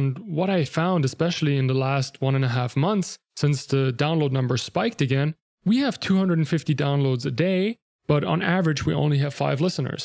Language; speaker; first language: English; non-native, fluent; German